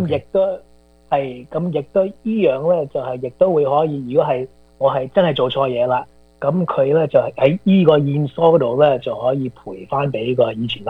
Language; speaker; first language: Chinese; early bilingual, heritage; Cantonese